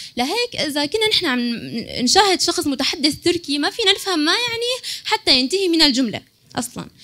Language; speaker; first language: Arabic; native; Arabic